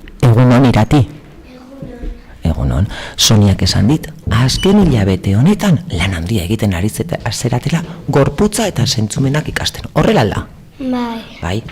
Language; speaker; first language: Basque; native; Basque